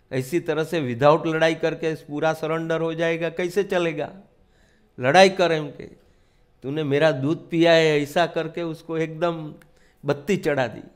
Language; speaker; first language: Hindi; non-native, local second language; Gujarati